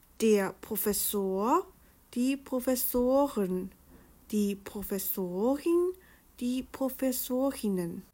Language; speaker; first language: German; non-native, fluent; Chinese